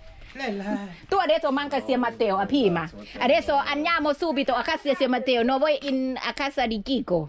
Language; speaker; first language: Italian; non-native, learner; Thai